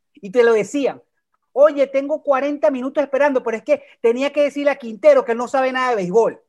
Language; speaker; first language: Spanish; native; Spanish